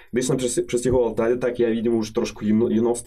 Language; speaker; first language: Czech; non-native, fluent; Russian